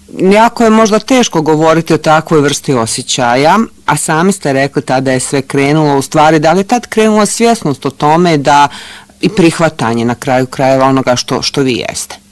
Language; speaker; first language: Bosnian; native; Bosnian